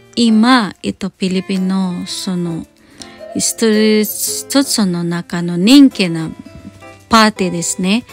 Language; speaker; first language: Japanese; non-native, fluent; Cebuano